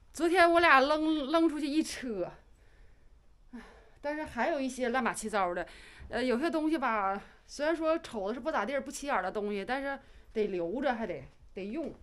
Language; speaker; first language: Chinese; native; Chinese